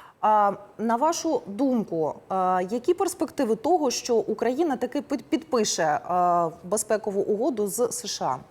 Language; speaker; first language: Ukrainian; native; Ukrainian